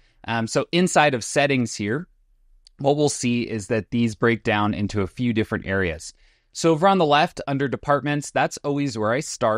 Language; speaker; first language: English; native; English